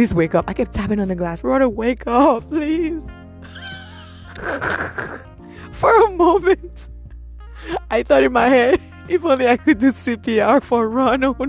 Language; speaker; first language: English; non-native, local second language; Yoruba